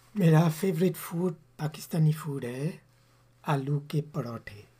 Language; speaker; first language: Urdu; early bilingual, heritage; Urdu